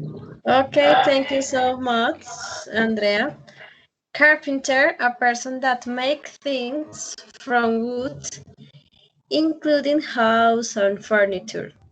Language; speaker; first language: English; non-native, learner; Spanish